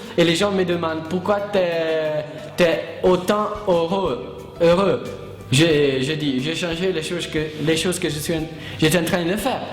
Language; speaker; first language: French; non-native, learner; Italian